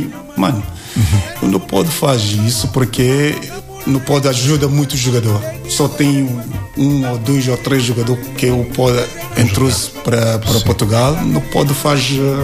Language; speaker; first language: Portuguese; non-native, learner; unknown